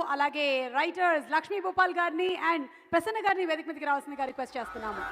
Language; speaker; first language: Telugu; native; Telugu